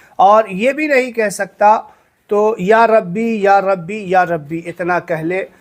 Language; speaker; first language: Urdu; native; Urdu